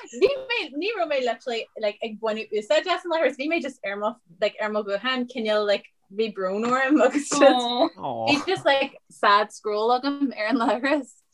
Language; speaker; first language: Irish; non-native, local second language; English